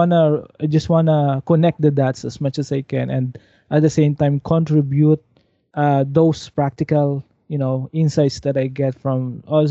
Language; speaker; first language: English; non-native, local second language; Filipino